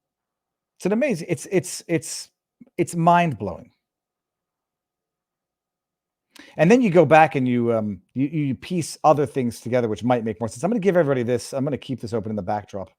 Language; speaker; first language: English; native; English